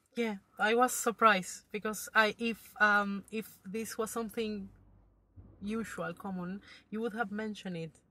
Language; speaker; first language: English; non-native, fluent; Spanish